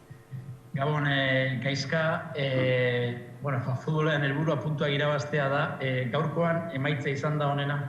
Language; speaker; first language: Basque; native; Basque